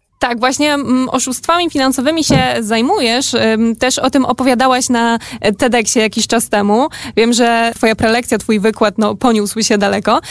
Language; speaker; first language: Polish; native; Polish